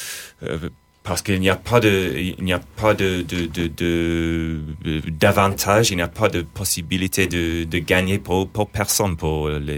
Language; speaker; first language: French; non-native, fluent; English